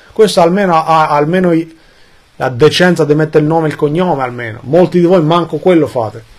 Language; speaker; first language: Italian; early bilingual, other home language; Albanian